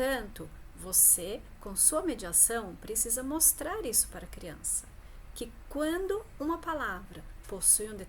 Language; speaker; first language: Portuguese; native; Portuguese